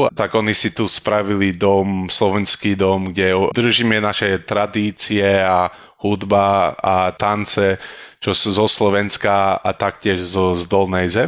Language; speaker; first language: Slovak; early bilingual, heritage; Slovak